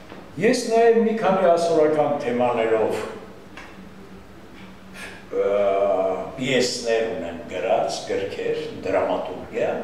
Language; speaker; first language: Armenian; non-native, local second language; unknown